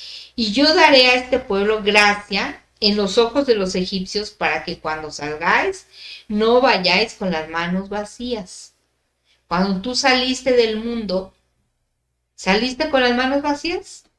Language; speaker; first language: Spanish; native; Spanish